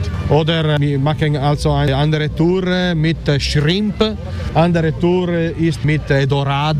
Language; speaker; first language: German; non-native, learner; Italian